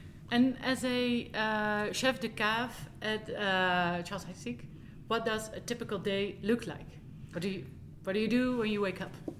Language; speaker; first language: English; non-native, fluent; Dutch